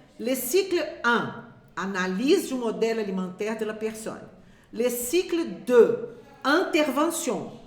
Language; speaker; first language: French; non-native, fluent; Portuguese